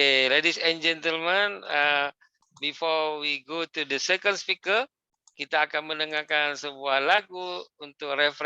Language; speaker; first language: Malay; native; Malay